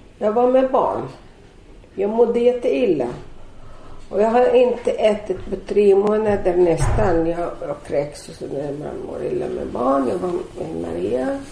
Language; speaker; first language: Swedish; non-native, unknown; Arabic